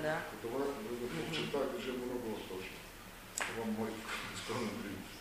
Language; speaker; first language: Bulgarian; non-native, fluent; Greek